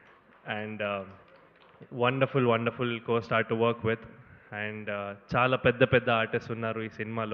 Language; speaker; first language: Telugu; non-native, learner; Kannada